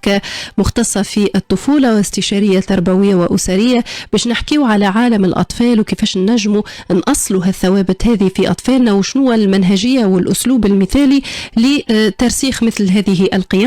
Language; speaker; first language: Arabic; native; Arabic